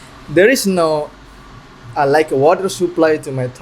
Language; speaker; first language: English; non-native, learner; Indonesian